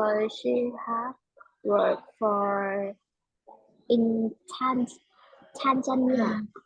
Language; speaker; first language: English; non-native, learner; Vietnamese